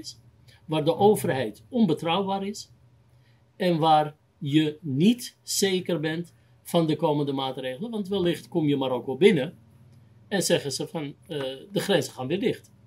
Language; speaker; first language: Dutch; native; Dutch